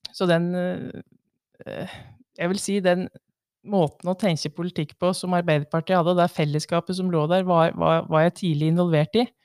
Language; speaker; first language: Norwegian; native; Norwegian